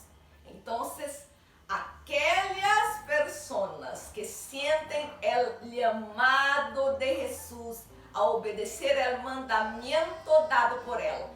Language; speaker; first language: Spanish; non-native, learner; Portuguese